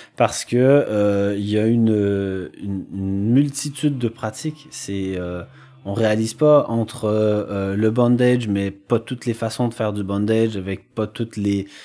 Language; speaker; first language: French; native; French